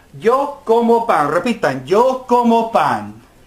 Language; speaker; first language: Spanish; non-native, fluent; English